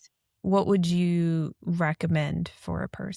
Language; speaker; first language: English; native; English